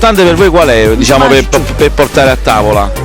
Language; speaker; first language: Italian; native; Italian